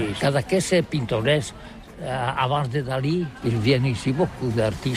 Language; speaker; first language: French; non-native, learner; Catalan